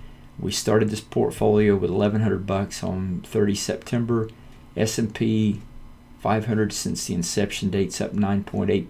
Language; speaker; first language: English; native; English